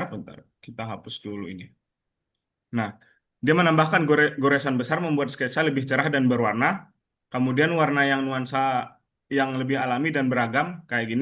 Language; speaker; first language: Indonesian; native; Indonesian